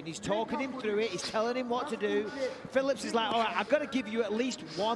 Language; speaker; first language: English; native; English